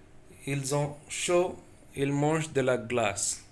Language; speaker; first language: French; non-native, fluent; Tamil